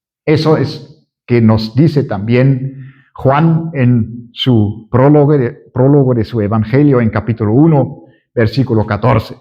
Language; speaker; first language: Spanish; non-native, fluent; German